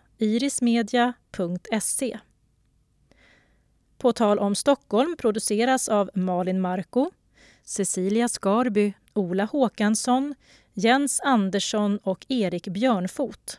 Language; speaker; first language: Swedish; native; Swedish